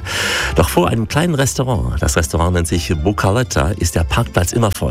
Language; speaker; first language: German; native; German